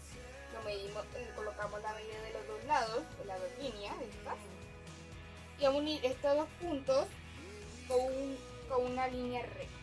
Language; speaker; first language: Spanish; native; Spanish